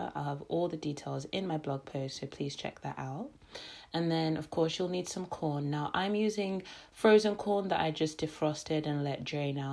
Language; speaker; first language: English; native; English